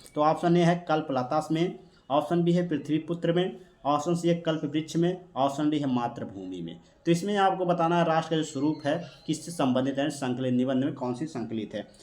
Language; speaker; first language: Hindi; native; Hindi